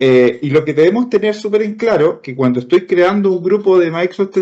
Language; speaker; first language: Spanish; native; Spanish